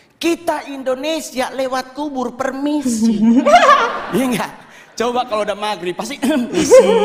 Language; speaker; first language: Indonesian; native; Indonesian